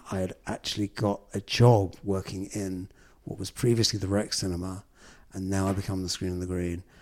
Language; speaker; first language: English; native; English